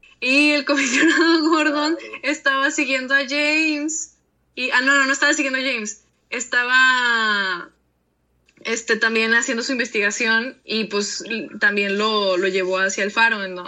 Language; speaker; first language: Spanish; native; Spanish